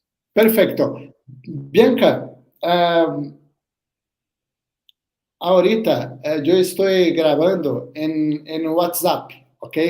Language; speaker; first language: Spanish; non-native, learner; Portuguese